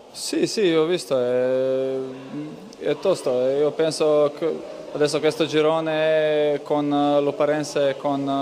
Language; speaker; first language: Italian; non-native, learner; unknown